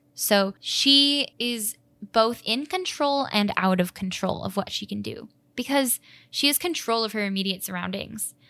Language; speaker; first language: English; native; English